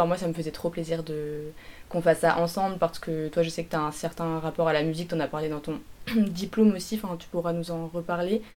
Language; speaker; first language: French; native; French